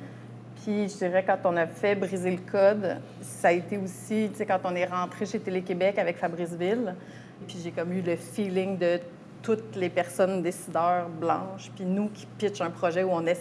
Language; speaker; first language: French; native; French